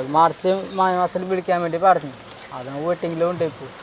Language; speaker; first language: Malayalam; non-native, local second language; Odia